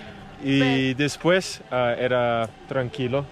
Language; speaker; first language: Spanish; non-native, learner; English